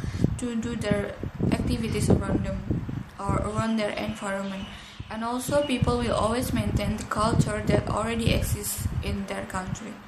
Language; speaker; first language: English; non-native, learner; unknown